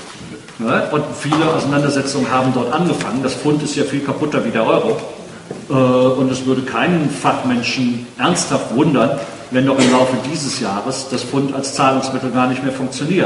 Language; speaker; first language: German; native; German